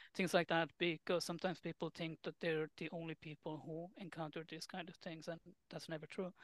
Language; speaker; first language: English; non-native, fluent; Finnish